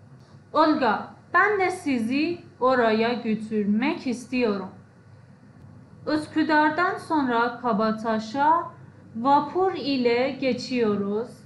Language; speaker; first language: Turkish; non-native, fluent; Persian